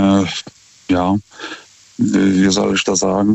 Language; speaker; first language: German; non-native, fluent; Lithuanian